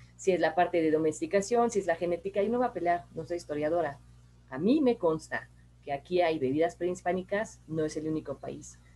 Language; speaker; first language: Spanish; non-native, fluent; French